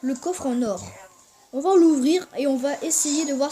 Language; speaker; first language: French; native; French